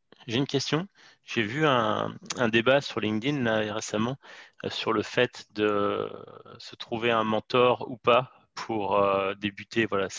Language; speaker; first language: French; native; French